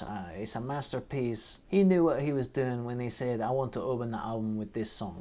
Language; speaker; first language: English; native; English